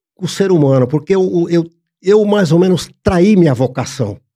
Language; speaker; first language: Portuguese; non-native, fluent; English